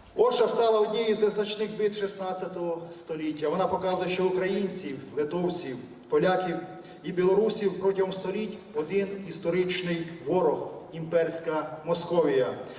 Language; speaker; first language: Ukrainian; native; Ukrainian